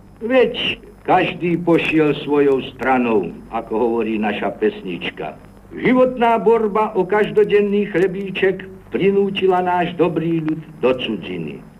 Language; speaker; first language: Slovak; native; Slovak